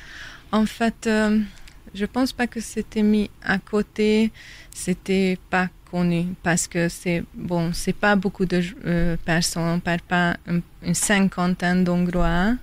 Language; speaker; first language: French; non-native, fluent; Hungarian